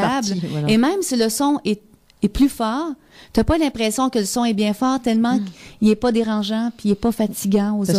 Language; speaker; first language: French; native; French